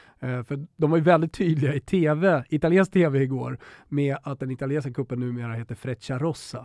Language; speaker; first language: Swedish; native; Swedish